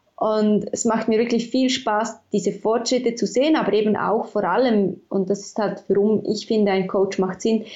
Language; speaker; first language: German; native; German